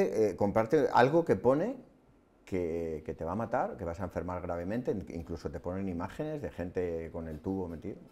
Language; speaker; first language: Spanish; native; Spanish